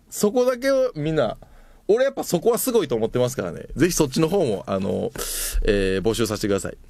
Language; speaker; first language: Japanese; native; Japanese